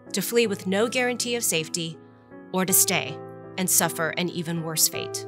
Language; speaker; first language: English; native; English